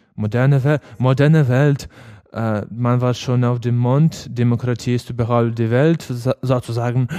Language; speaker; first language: German; non-native, learner; Ukrainian